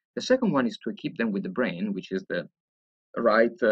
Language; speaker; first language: English; non-native, fluent; Italian